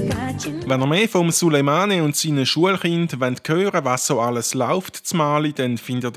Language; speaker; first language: German; native; German